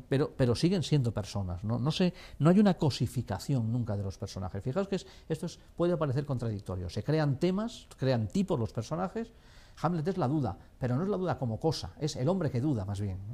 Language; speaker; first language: Spanish; native; Spanish